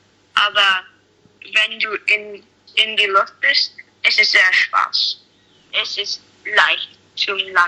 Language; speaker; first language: German; non-native, learner; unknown